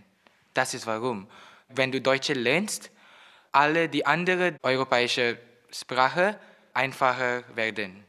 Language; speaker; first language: German; non-native, learner; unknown